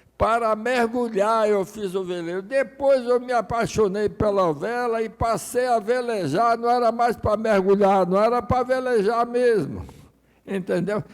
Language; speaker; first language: Portuguese; early bilingual, other home language; Russian